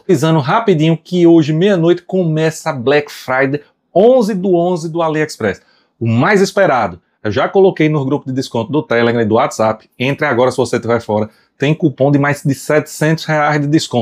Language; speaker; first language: Portuguese; native; Portuguese